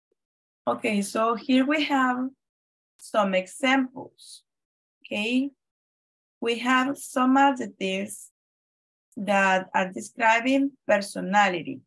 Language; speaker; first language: English; non-native, fluent; Spanish